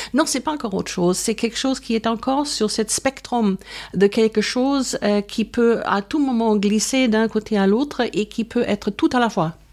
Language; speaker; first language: French; non-native, fluent; German